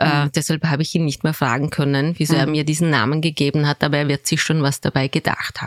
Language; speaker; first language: German; early bilingual, other home language; Turkish